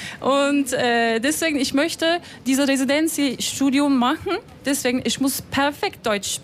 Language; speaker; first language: German; non-native, learner; Turkish